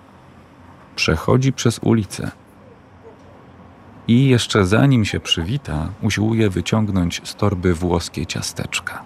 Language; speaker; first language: Polish; native; Polish